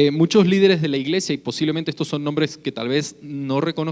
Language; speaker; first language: Spanish; native; Spanish